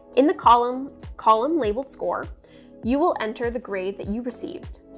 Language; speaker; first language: English; native; English